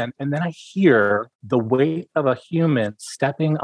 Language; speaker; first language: English; native; English